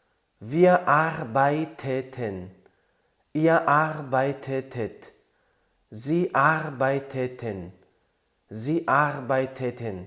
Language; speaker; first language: German; non-native, fluent; Tajik